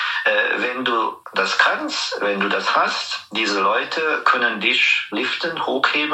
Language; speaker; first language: German; non-native, fluent; Hungarian